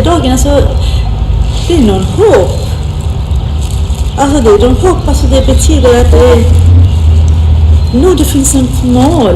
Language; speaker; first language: Swedish; non-native, learner; Persian